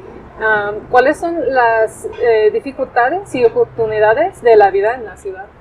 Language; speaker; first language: Spanish; non-native, fluent; English